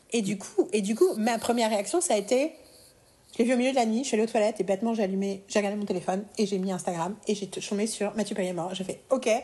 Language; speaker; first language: French; native; French